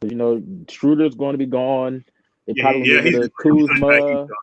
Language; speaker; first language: English; native; English